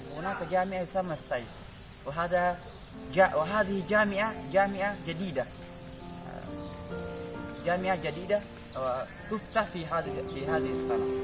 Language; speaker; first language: Arabic; non-native, learner; Indonesian